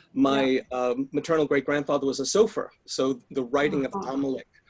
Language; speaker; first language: English; native; English